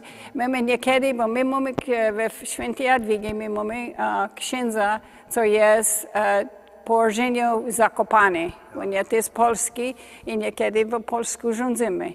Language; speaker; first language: Polish; early bilingual, heritage; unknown